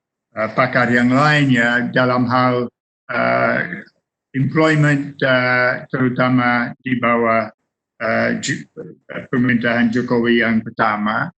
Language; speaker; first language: Indonesian; non-native, fluent; English